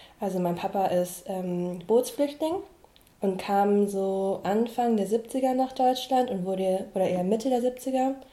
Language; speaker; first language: German; early bilingual, other home language; Vietnamese